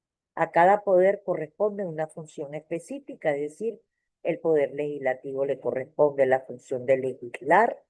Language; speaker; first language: Spanish; native; Spanish